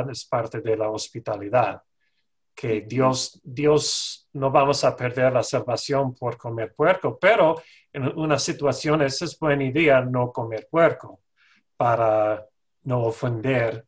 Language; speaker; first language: Spanish; non-native, fluent; English